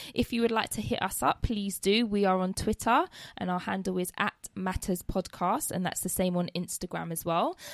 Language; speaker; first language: English; native; English